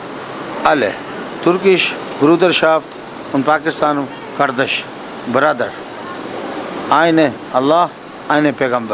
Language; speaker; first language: German; non-native, learner; Urdu